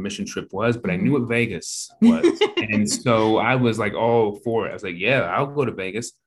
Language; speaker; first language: English; native; English